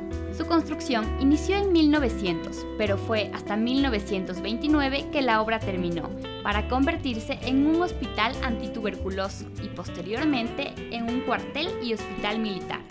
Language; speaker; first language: Spanish; native; Spanish